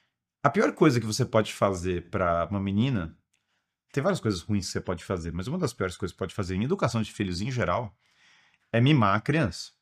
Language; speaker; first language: Portuguese; native; Portuguese